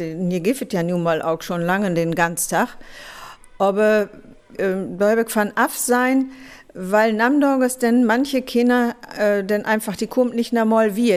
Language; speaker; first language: German; native; German